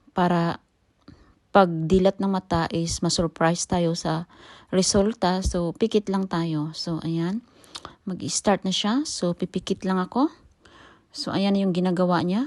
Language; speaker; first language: Filipino; non-native, local second language; Cebuano